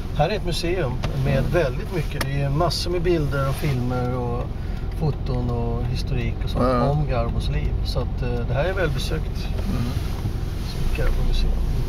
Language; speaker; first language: Swedish; native; Swedish